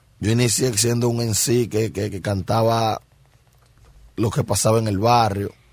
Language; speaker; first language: Spanish; native; Spanish